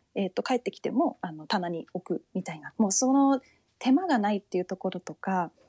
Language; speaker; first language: Japanese; early bilingual, heritage; Japanese